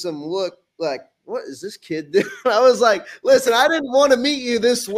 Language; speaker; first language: English; native; English